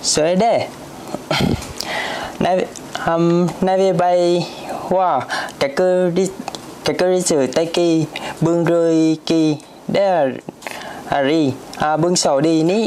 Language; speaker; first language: Japanese; non-native, learner; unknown